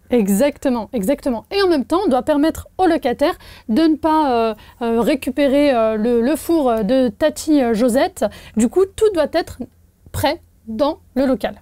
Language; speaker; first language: French; native; French